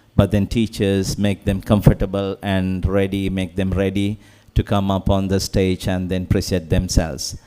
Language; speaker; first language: English; non-native, local second language; Sinhala